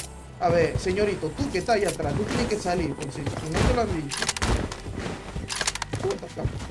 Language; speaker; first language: Spanish; native; Spanish